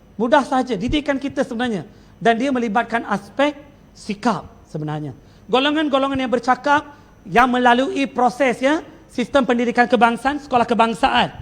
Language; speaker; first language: Malay; non-native, local second language; Tamil